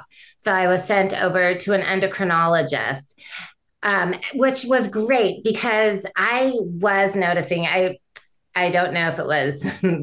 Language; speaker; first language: English; native; English